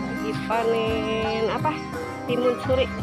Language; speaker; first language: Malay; non-native, local second language; Sundanese